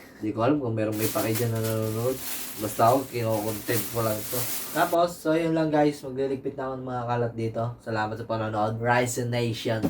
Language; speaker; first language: Filipino; native; Filipino